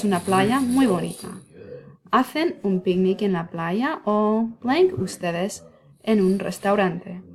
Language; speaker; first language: Spanish; non-native, fluent; English